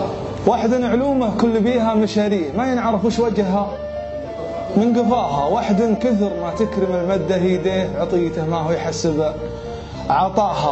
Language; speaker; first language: Arabic; native; Arabic